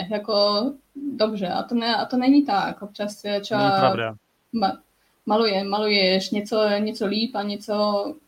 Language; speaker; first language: Czech; non-native, learner; Polish